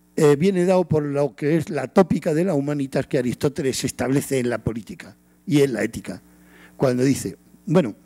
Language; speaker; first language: Spanish; native; Spanish